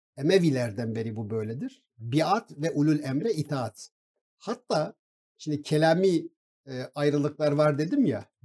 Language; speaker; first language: Turkish; non-native, local second language; Kurdish